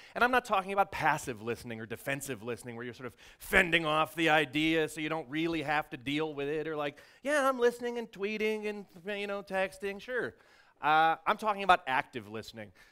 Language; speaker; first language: English; native; English